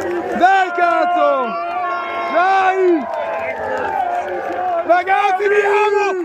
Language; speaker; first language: Italian; native; Italian